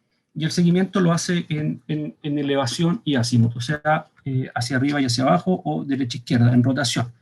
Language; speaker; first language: Spanish; native; Spanish